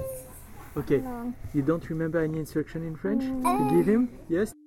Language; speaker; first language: English; non-native, fluent; French